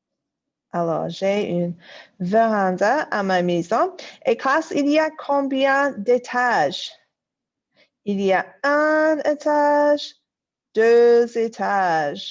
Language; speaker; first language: French; non-native, fluent; English